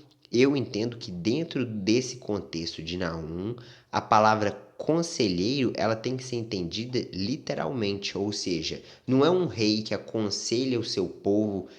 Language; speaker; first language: Portuguese; native; Portuguese